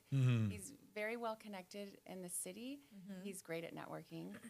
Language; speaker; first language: English; native; English